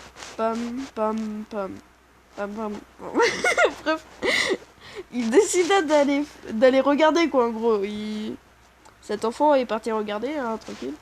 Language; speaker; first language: French; native; French